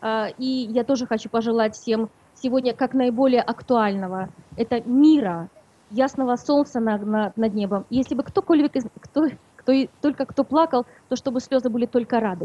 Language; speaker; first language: Russian; native; Russian